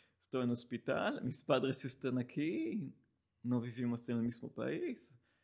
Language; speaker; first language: Spanish; non-native, learner; Hebrew